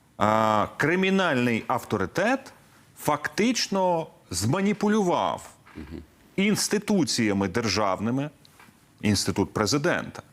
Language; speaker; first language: Ukrainian; native; Ukrainian